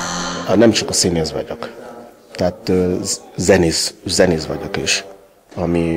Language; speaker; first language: Hungarian; non-native, learner; Yoruba